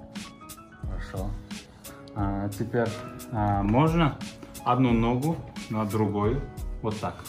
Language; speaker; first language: Russian; non-native, local second language; Uzbek